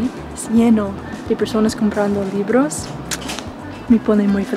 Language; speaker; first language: Spanish; non-native, fluent; English